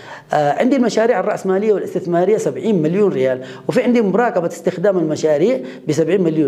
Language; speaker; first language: Arabic; native; Arabic